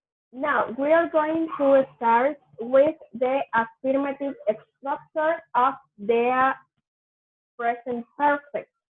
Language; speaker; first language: English; non-native, fluent; Spanish